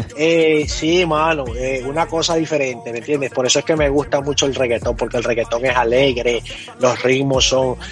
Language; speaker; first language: Spanish; early bilingual, heritage; Spanish